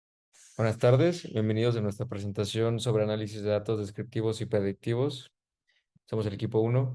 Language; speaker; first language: Spanish; native; Spanish